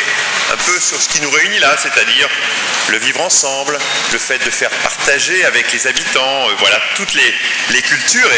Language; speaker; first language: French; native; French